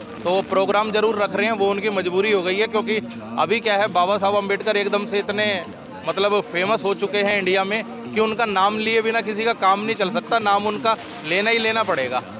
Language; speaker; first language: Hindi; native; Hindi